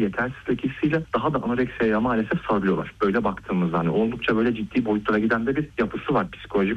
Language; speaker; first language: Turkish; native; Turkish